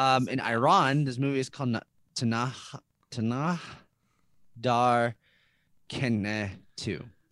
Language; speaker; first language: English; native; English